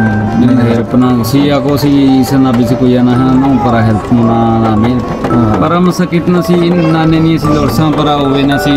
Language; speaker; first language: Filipino; non-native, learner; Punjabi